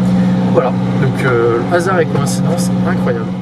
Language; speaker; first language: French; native; French